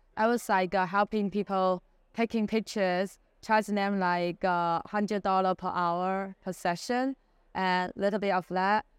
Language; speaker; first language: English; non-native, fluent; Chinese